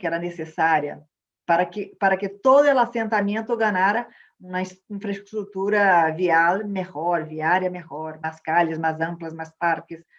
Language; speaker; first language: Spanish; non-native, fluent; Portuguese